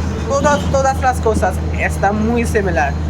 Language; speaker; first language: Spanish; non-native, learner; Marathi